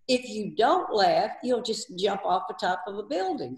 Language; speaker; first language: English; native; English